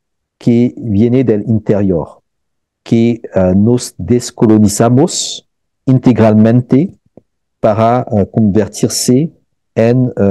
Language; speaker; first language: Spanish; non-native, fluent; French